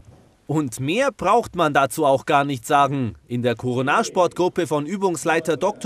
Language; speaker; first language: German; native; German